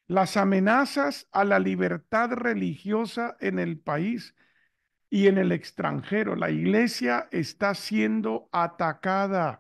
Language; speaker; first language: Spanish; native; Spanish